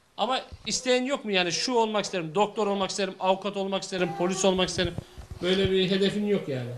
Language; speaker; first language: Turkish; native; Turkish